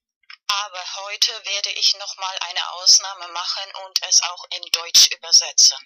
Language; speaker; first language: German; non-native, fluent; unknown